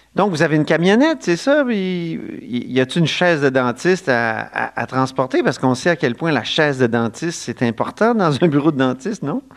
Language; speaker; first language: French; native; French